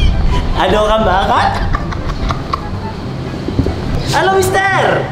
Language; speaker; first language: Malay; non-native, local second language; Minangkabau